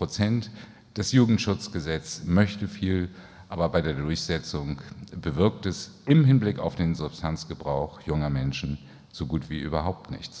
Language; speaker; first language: German; native; German